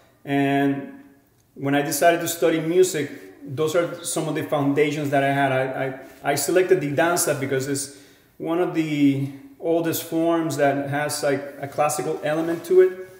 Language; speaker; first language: English; non-native, fluent; Spanish